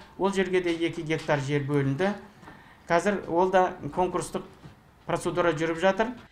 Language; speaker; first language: Kazakh; native; Kazakh